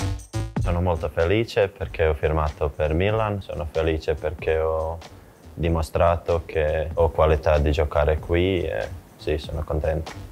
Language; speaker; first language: Italian; non-native, fluent; Croatian